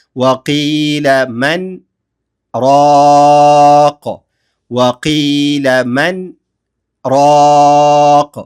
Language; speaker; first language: Amharic; native; Amharic